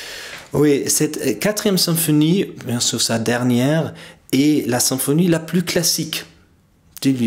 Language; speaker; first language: French; non-native, fluent; German